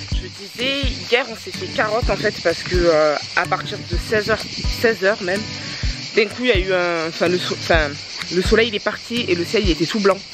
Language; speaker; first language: French; native; French